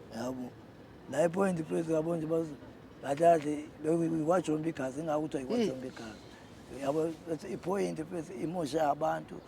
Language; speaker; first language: Zulu; non-native, local second language; Xhosa